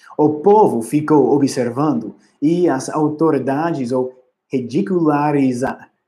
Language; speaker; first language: Portuguese; non-native, learner; English